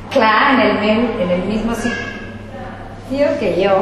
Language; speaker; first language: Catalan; non-native, learner; Spanish